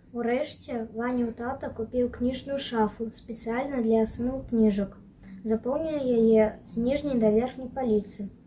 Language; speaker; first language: Belarusian; native; Belarusian